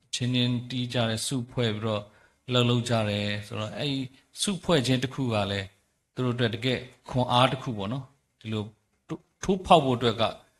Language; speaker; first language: Burmese; non-native, local second language; S'gaw Karen